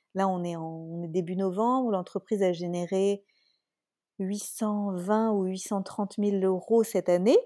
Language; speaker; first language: French; native; French